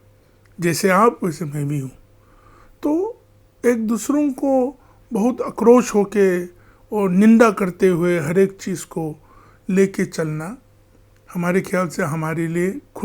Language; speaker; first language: Hindi; non-native, local second language; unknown